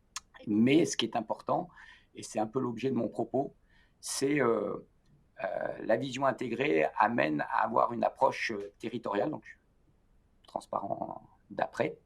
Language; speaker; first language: French; native; French